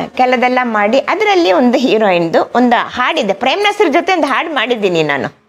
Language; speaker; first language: Kannada; non-native, local second language; Malayalam